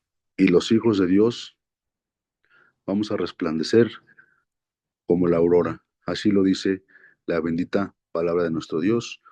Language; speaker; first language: Spanish; native; Spanish